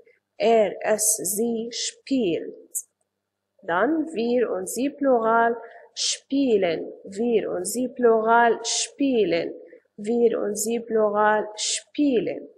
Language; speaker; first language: German; non-native, fluent; Arabic